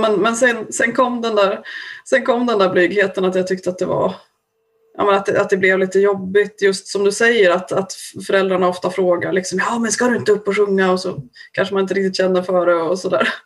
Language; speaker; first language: Swedish; native; Swedish